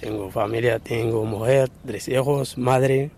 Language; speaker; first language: Spanish; non-native, learner; Arabic